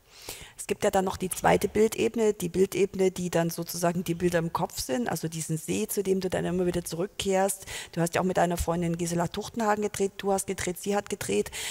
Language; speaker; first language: German; native; German